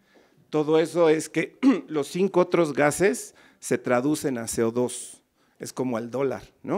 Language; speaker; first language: Spanish; native; Spanish